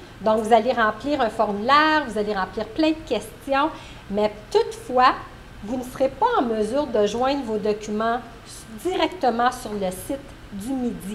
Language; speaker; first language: French; native; French